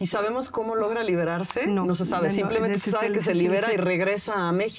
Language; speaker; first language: Spanish; native; Spanish